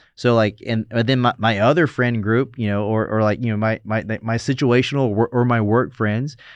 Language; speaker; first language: English; native; English